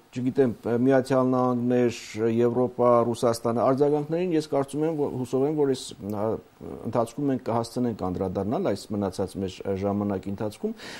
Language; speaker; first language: Armenian; native; Armenian